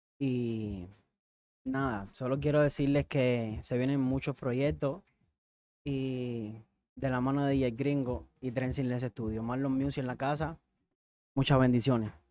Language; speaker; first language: Spanish; native; Spanish